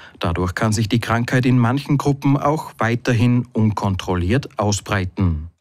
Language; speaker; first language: German; native; German